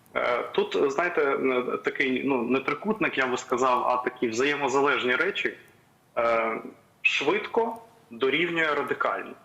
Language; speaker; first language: Ukrainian; native; Ukrainian